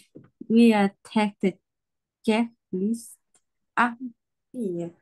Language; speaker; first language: English; non-native, learner; Vietnamese